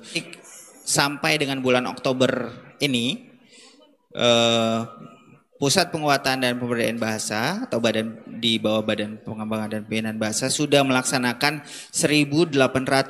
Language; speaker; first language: Indonesian; native; Indonesian